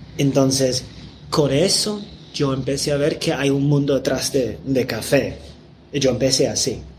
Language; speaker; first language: Spanish; non-native, fluent; English